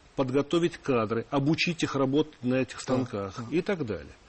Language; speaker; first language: Russian; native; Russian